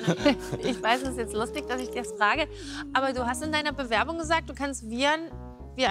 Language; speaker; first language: German; native; German